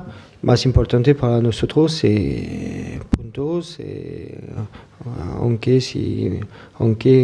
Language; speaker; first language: Spanish; non-native, fluent; French